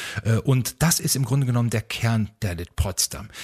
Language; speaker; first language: German; native; German